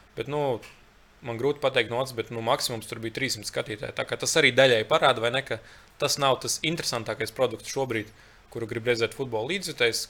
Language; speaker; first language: Latvian; early bilingual, other home language; Lithuanian